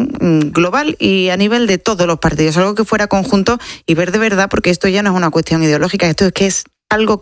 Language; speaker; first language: Spanish; native; Spanish